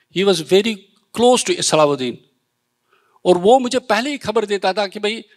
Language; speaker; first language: Hindi; native; Hindi